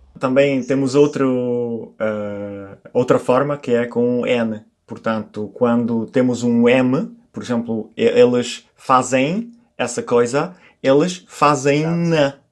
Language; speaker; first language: Portuguese; non-native, fluent; Italian